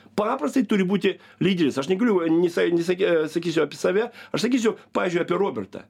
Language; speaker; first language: Lithuanian; non-native, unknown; Russian